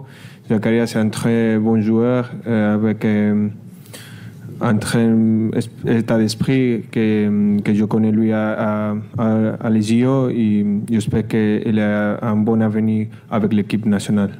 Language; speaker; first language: French; non-native, learner; Spanish